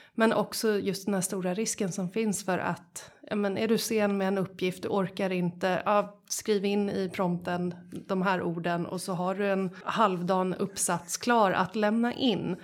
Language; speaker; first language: Swedish; native; Swedish